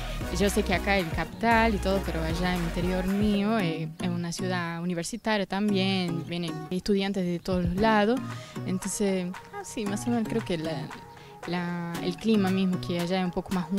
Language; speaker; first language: Spanish; non-native, fluent; Portuguese